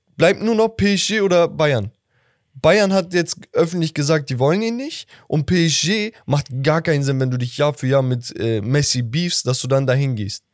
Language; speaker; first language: German; native; German